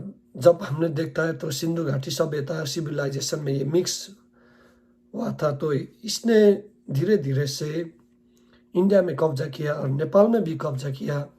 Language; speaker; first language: Hindi; non-native, learner; Nepali